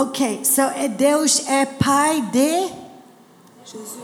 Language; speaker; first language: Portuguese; non-native, learner; English